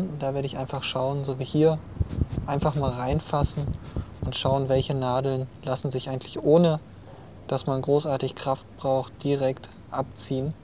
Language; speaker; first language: German; native; German